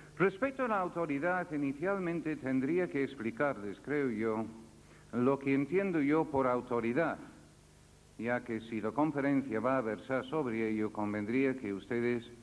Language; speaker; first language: Spanish; non-native, fluent; English